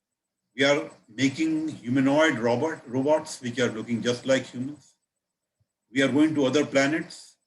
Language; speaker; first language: English; non-native, local second language; Hindi